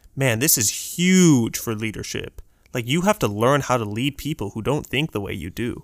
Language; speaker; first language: English; early bilingual, other home language; Urdu